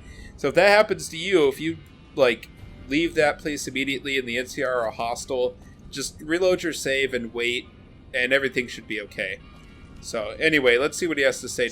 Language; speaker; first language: English; native; English